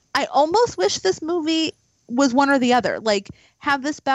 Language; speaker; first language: English; native; English